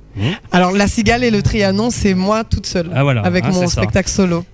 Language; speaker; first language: French; native; French